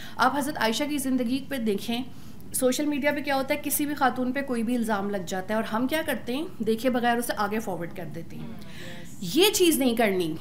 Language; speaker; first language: Urdu; native; Urdu